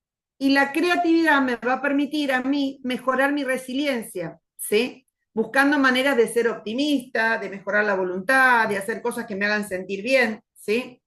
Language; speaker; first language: Spanish; native; Spanish